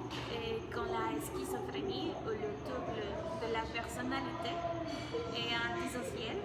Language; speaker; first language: French; non-native, learner; Spanish